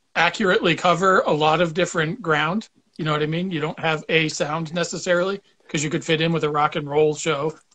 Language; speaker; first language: English; native; English